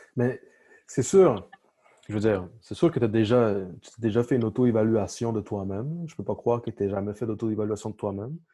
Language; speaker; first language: French; native; French